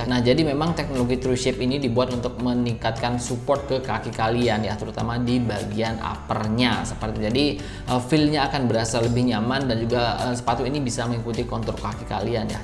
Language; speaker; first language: Indonesian; native; Indonesian